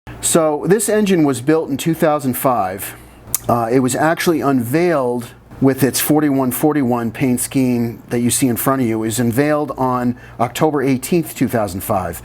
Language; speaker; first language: English; native; English